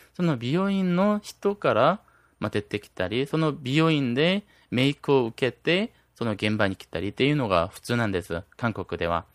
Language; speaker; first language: Japanese; non-native, fluent; Korean